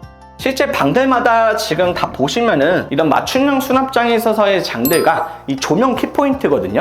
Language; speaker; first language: Korean; native; Korean